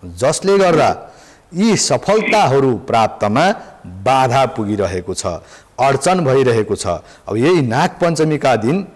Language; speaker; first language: Nepali; native; Nepali